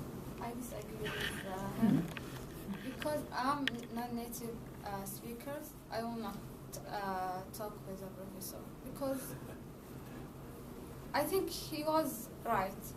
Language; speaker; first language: English; non-native, learner; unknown